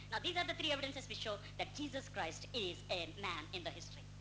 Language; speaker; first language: English; non-native, local second language; Telugu